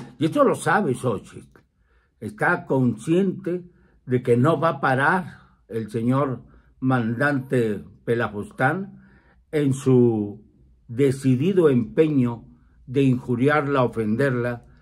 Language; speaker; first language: Spanish; native; Spanish